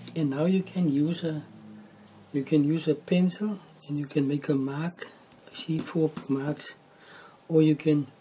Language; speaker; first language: English; non-native, local second language; Afrikaans